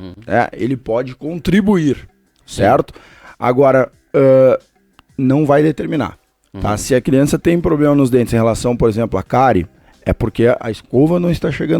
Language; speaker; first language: Portuguese; native; Portuguese